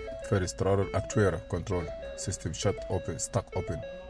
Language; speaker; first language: English; non-native, fluent; Arabic